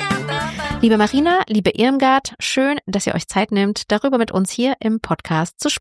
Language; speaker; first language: German; native; German